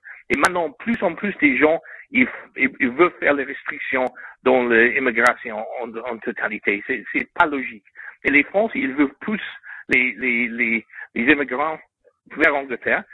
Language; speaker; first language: French; non-native, learner; English